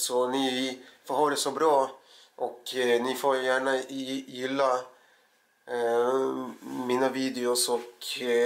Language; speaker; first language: Swedish; early bilingual, other home language; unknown